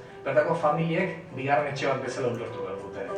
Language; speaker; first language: Basque; native; Basque